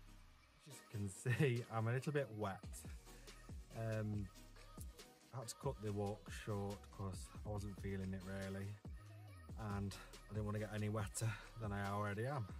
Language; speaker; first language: English; native; English